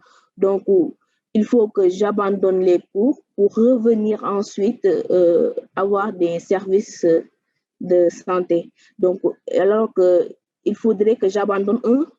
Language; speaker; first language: French; non-native, local second language; Wolof